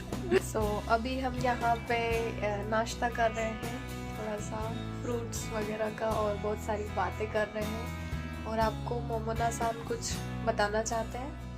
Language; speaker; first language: Hindi; native; Hindi